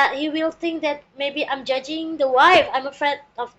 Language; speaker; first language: English; non-native, learner; Indonesian